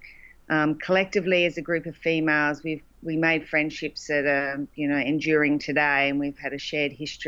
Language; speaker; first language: English; native; English